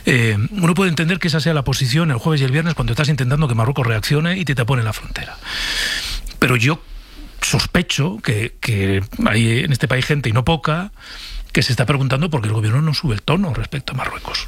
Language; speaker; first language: Spanish; native; Spanish